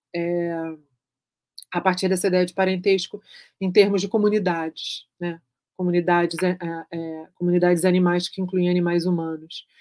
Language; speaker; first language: Portuguese; native; Portuguese